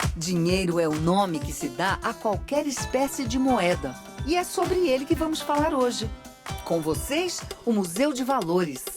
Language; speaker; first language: Portuguese; native; Portuguese